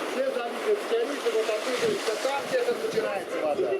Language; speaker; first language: Russian; non-native, local second language; Turkmen